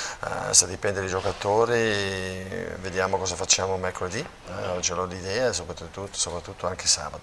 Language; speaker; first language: Italian; non-native, local second language; German